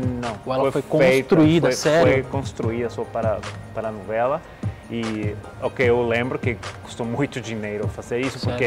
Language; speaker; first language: Portuguese; non-native, learner; Spanish